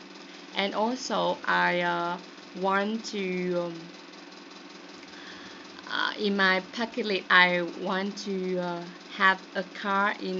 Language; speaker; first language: English; non-native, learner; Vietnamese